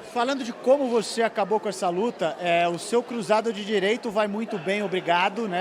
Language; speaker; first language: Portuguese; native; Portuguese